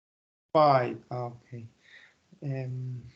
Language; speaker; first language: English; non-native, learner; Spanish